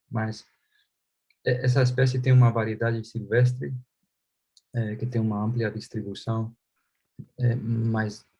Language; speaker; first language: Portuguese; non-native, fluent; Spanish